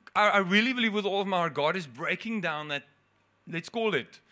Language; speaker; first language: English; non-native, local second language; Afrikaans